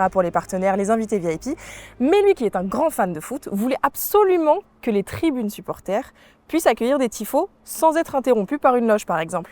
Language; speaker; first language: French; native; French